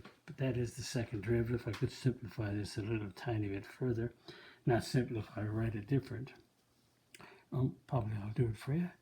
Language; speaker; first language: English; native; English